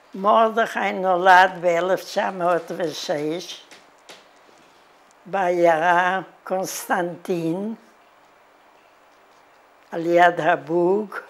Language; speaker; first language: Hebrew; non-native, fluent; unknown